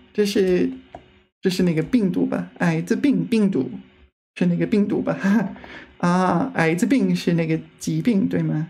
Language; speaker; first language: Chinese; non-native, fluent; English